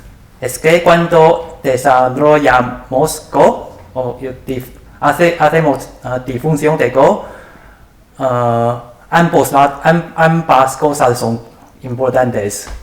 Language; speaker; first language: Spanish; non-native, learner; Chinese